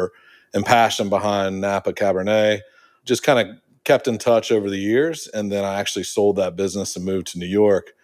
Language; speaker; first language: English; native; English